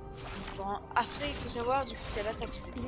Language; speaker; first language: French; native; French